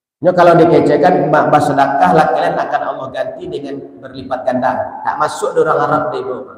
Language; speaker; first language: Malay; non-native, local second language; Minangkabau